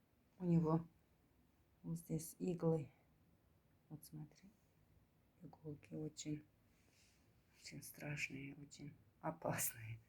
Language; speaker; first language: Russian; non-native, learner; Turkmen